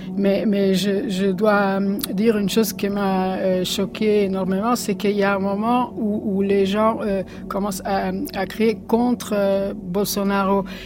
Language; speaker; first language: French; non-native, fluent; Portuguese